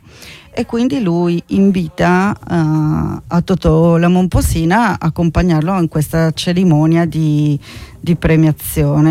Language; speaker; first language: Italian; non-native, fluent; Spanish